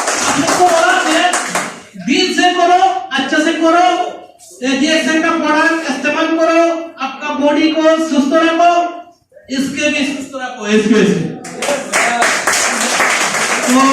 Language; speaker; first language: Hindi; non-native, fluent; Bangla